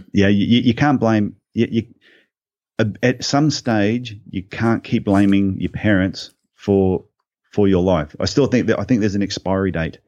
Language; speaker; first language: English; native; English